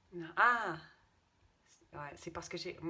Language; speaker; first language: French; non-native, fluent; English